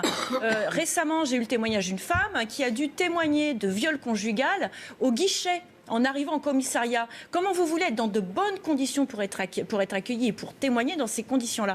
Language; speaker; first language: French; native; French